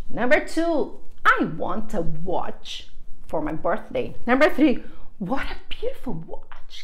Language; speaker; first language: English; non-native, fluent; Portuguese